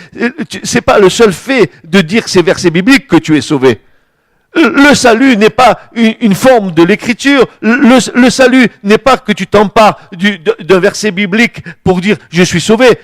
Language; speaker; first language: French; native; French